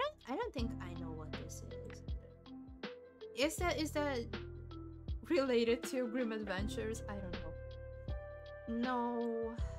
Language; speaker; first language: English; non-native, fluent; Hungarian